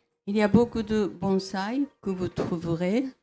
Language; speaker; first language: French; non-native, fluent; Japanese